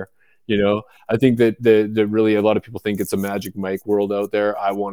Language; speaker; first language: English; native; English